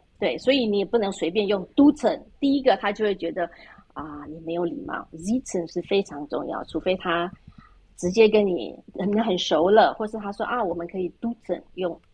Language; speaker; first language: Chinese; native; Chinese